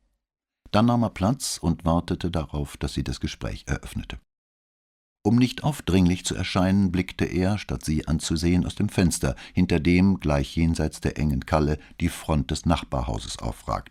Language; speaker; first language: German; native; German